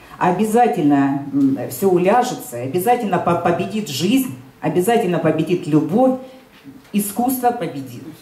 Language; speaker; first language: Russian; native; Russian